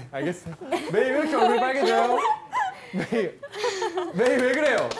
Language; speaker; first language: Korean; native; Korean